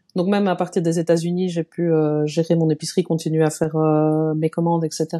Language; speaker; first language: French; native; French